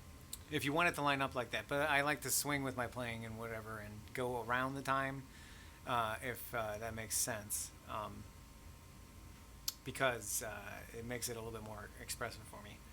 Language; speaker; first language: English; native; English